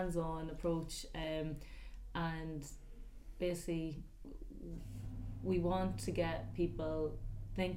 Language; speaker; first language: English; native; English